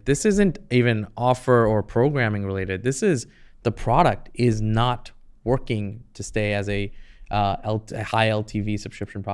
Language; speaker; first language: English; native; English